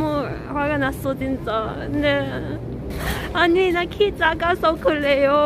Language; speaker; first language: Korean; non-native, learner; Cantonese